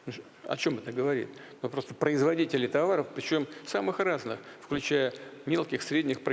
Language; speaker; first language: Russian; native; Russian